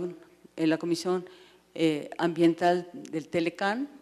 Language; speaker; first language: Spanish; native; Spanish